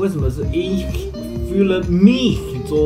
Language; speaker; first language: German; non-native, learner; Chinese